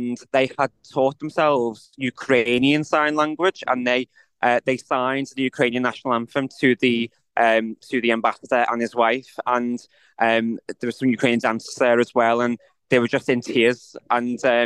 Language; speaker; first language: English; native; English